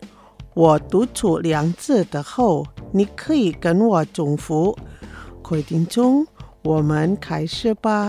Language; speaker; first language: Chinese; non-native, fluent; Indonesian